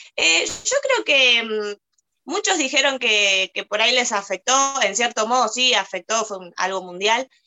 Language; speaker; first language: Spanish; native; Spanish